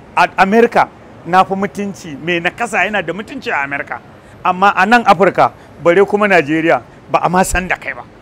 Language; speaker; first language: Hausa; native; Hausa